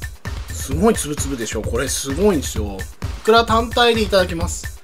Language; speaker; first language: Japanese; native; Japanese